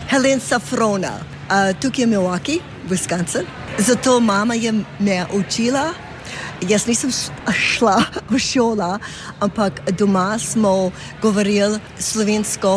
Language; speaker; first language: Slovenian; early bilingual, heritage; English